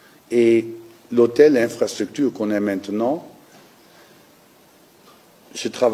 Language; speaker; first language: French; non-native, learner; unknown